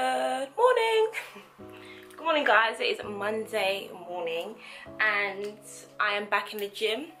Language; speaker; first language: English; native; English